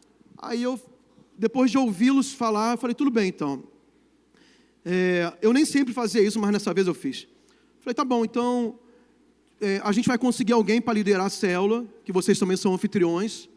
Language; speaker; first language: Portuguese; native; Portuguese